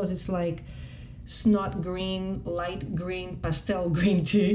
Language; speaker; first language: English; non-native, fluent; Greek